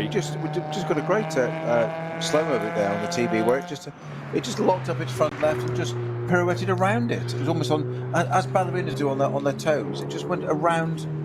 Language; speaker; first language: English; native; English